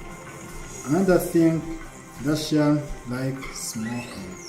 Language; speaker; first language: English; non-native, learner; Kinyarwanda